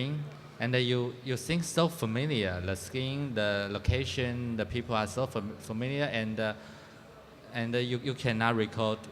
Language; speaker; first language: English; non-native, fluent; Chinese